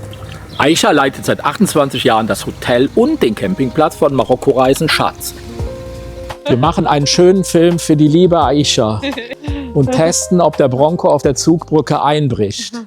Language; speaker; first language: German; native; German